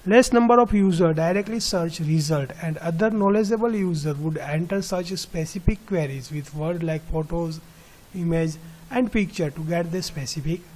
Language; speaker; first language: English; non-native, local second language; Gujarati